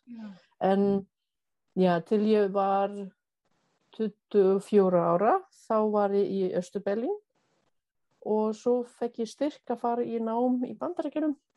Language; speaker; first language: Icelandic; non-native, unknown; German